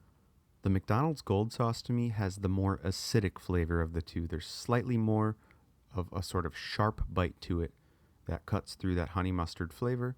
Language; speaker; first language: English; native; English